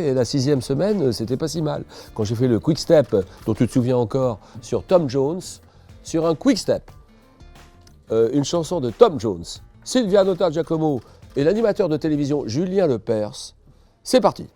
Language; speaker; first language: French; native; French